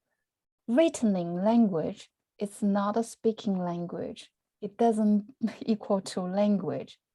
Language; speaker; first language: English; non-native, fluent; Chinese